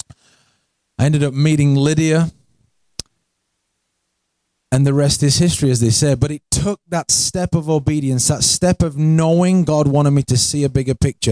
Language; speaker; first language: English; native; English